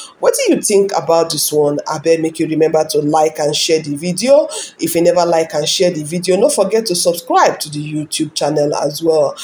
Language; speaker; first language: Nigerian Pidgin; non-native, local second language; Igbo